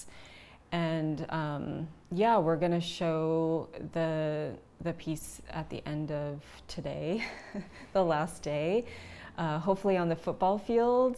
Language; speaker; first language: English; native; English